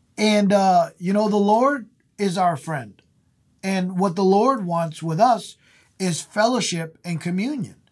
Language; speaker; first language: English; native; English